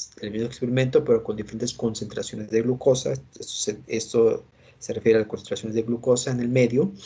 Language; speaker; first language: Spanish; native; Spanish